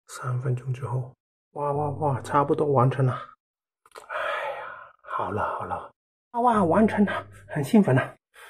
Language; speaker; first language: Chinese; non-native, local second language; Cantonese